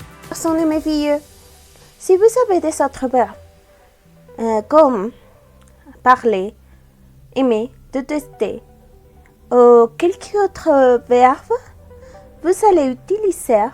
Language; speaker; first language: French; non-native, learner; Spanish